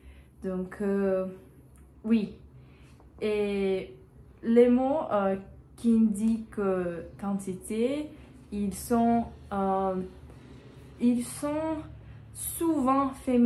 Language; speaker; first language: French; non-native, learner; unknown